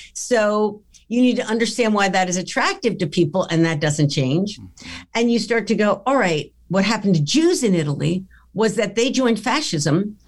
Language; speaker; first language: English; early bilingual, other home language; Italian